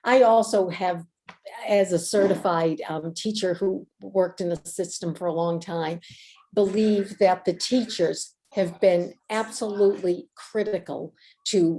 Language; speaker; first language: English; native; English